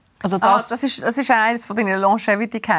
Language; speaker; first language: German; native; German